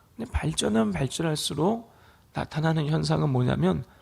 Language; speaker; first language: Korean; native; Korean